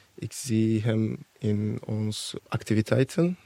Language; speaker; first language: Dutch; non-native, learner; Turkish